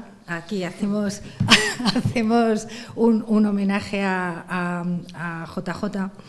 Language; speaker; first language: Spanish; native; Spanish